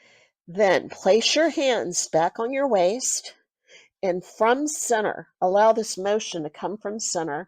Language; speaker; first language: English; native; English